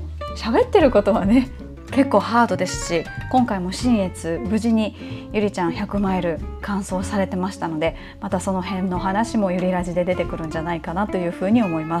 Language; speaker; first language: Japanese; native; Japanese